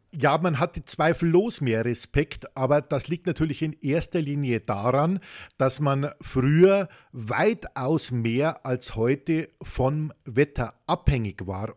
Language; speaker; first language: German; native; German